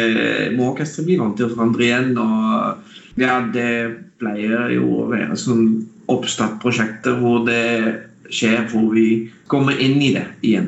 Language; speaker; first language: Norwegian; non-native, fluent; Dutch